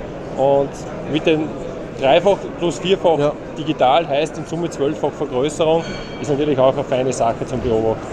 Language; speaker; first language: German; native; German